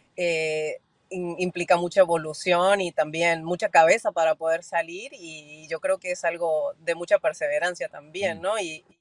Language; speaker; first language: Spanish; native; Spanish